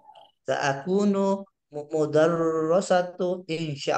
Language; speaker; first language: Arabic; non-native, learner; Indonesian